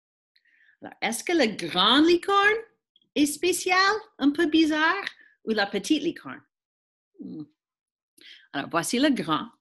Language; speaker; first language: French; non-native, fluent; English